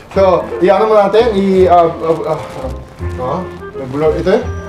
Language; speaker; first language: Filipino; non-native, fluent; Korean